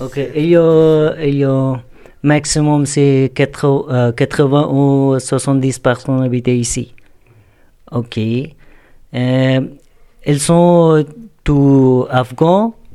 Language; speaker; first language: French; non-native, learner; Urdu